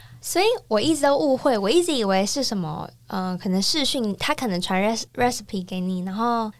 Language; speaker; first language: Chinese; native; Chinese